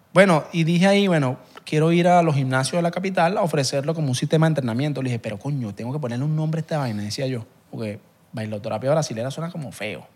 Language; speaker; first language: Spanish; native; Spanish